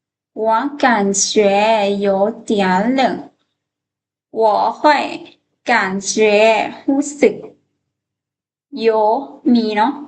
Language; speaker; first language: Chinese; non-native, fluent; Lao